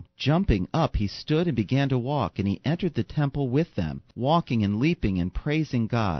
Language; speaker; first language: English; native; English